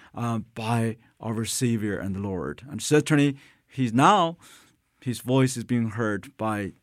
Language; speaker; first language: English; non-native, fluent; Chinese